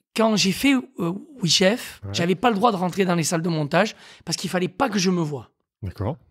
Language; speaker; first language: French; native; French